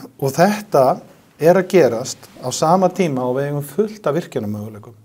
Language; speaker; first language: Icelandic; native; Icelandic